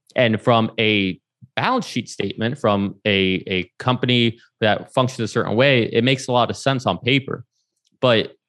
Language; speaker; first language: English; native; English